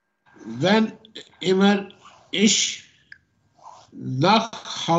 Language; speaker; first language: German; non-native, learner; Urdu